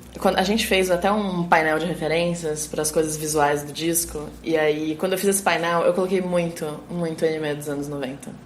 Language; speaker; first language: Portuguese; native; Portuguese